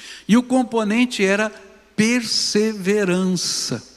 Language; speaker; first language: Portuguese; native; Portuguese